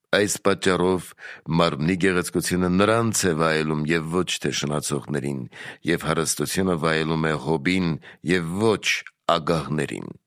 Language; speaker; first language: Armenian; native; Armenian